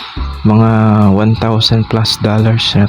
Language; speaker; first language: Filipino; native; Filipino